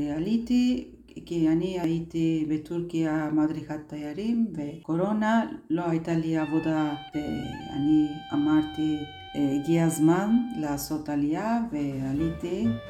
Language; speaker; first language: Hebrew; non-native, learner; Turkish